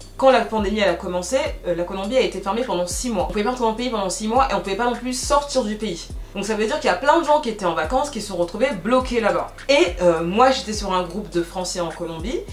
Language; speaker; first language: French; native; French